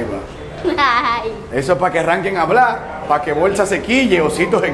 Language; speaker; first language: Spanish; native; Spanish